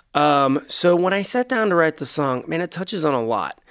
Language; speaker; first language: English; native; English